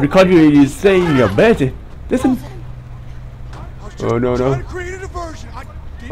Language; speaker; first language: English; non-native, learner; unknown